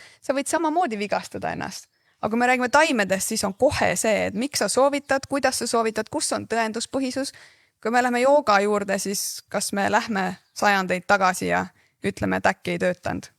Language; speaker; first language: Estonian; native; Estonian